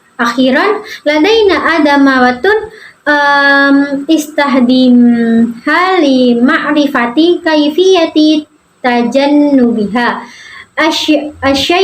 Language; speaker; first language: Arabic; non-native, learner; Indonesian